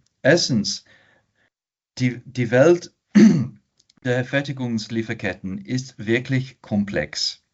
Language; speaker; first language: German; non-native, fluent; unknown